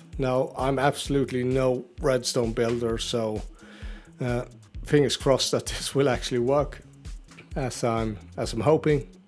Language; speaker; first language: English; native; English